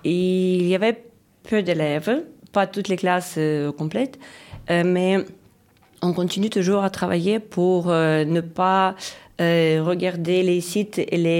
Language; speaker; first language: French; non-native, fluent; Ukrainian